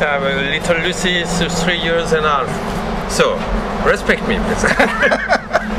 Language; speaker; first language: English; non-native, learner; French